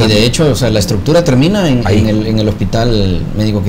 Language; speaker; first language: Spanish; native; Spanish